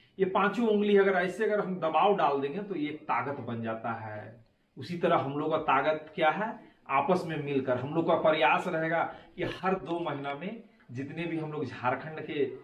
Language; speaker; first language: Hindi; native; Hindi